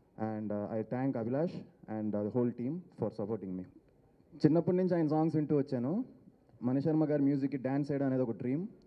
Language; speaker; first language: Telugu; native; Telugu